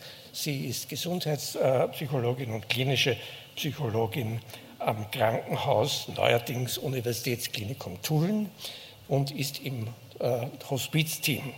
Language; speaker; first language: German; native; German